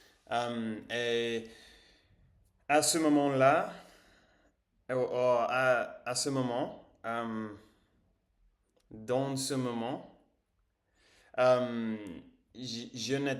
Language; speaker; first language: French; non-native, learner; English